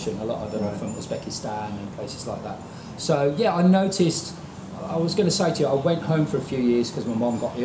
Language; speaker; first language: English; native; English